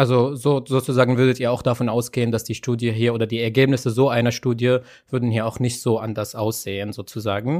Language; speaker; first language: German; native; German